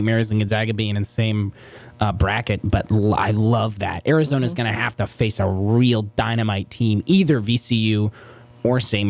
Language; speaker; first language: English; native; English